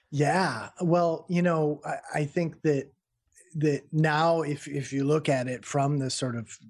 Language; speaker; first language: English; native; English